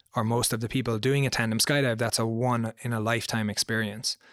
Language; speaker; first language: English; native; English